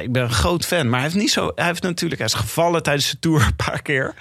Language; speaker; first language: Dutch; native; Dutch